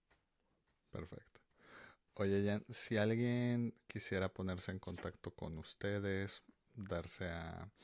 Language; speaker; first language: Spanish; native; Spanish